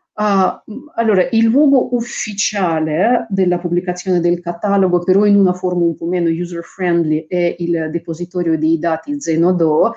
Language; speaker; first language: Italian; non-native, fluent; Russian